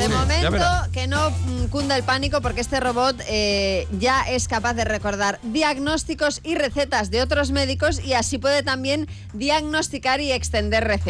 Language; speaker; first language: Spanish; native; Spanish